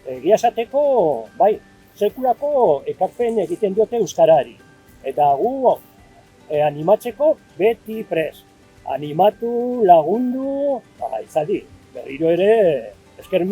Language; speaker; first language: Basque; non-native, fluent; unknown